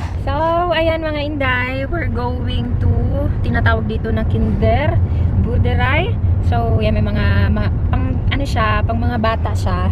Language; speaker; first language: Filipino; non-native, local second language; Cebuano